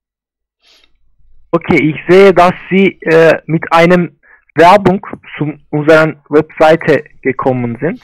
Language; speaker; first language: German; non-native, learner; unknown